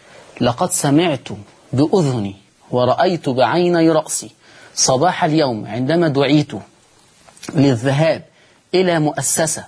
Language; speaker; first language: Arabic; native; Arabic